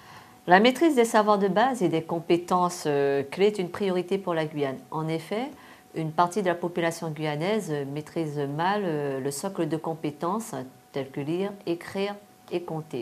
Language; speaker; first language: French; native; French